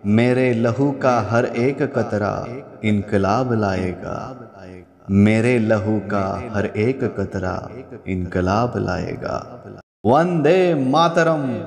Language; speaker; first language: Hindi; non-native, local second language; Marathi